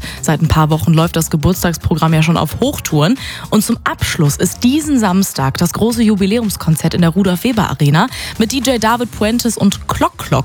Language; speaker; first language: German; native; German